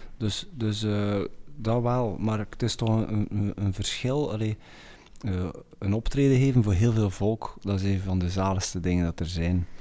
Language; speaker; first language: Dutch; native; Dutch